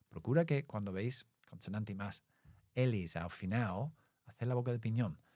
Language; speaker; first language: Spanish; non-native, fluent; English